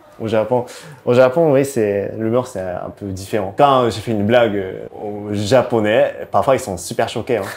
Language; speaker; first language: French; non-native, fluent; Japanese